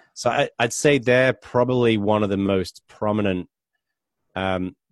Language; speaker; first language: English; native; English